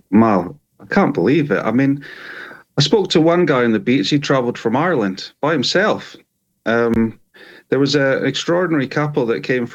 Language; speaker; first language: English; native; English